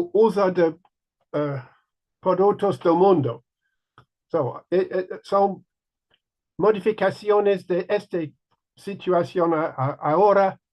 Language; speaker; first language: Spanish; non-native, learner; English